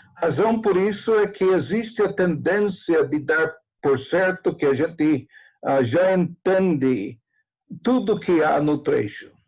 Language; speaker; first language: Portuguese; non-native, fluent; English